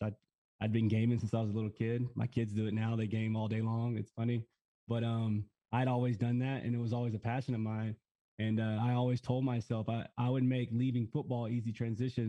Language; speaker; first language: English; native; English